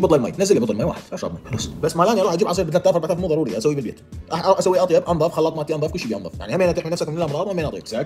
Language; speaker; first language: Arabic; native; Arabic